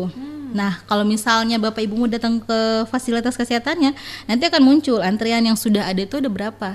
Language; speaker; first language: Indonesian; native; Indonesian